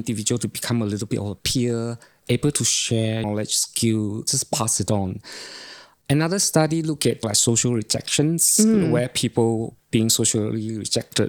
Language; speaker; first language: English; non-native, local second language; Chinese